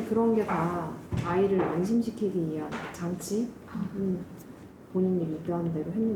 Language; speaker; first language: Korean; native; Korean